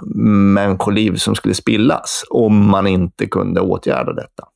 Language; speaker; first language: Swedish; native; Swedish